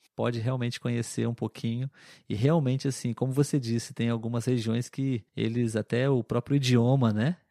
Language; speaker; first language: Portuguese; native; Portuguese